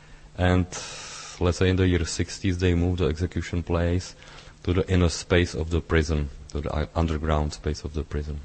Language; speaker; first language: English; non-native, fluent; Czech